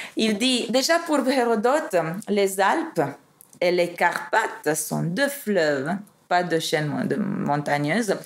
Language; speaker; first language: French; non-native, fluent; Romanian